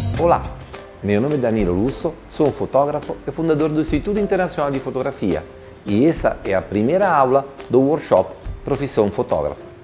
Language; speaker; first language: Portuguese; non-native, fluent; Italian